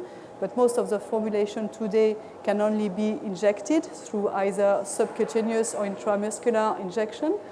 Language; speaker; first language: English; non-native, fluent; French